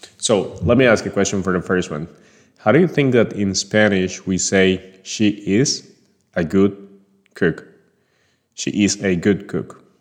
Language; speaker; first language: English; non-native, fluent; Spanish